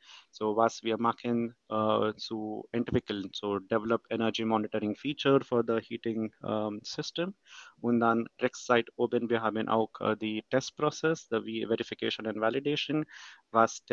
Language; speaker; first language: German; non-native, fluent; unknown